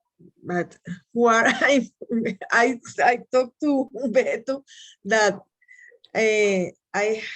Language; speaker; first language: English; non-native, learner; Spanish